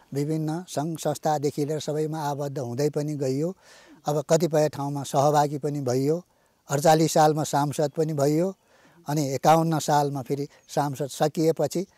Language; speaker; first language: Nepali; native; Nepali